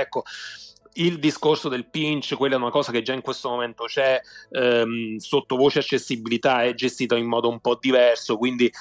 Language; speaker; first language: Italian; native; Italian